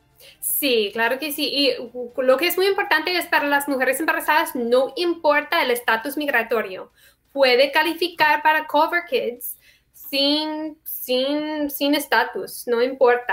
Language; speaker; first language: Spanish; non-native, fluent; English